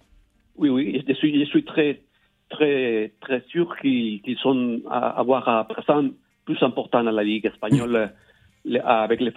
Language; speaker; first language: French; non-native, learner; Spanish